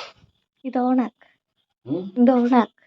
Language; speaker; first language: Malayalam; native; Malayalam